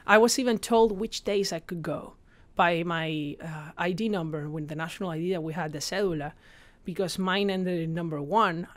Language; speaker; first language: English; non-native, fluent; Spanish